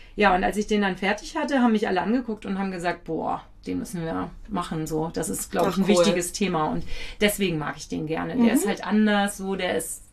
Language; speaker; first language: German; native; German